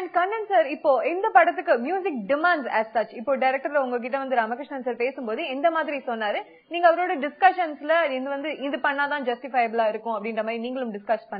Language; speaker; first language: Tamil; native; Tamil